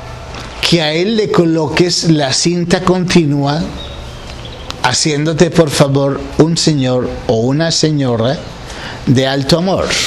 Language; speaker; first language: Spanish; native; Spanish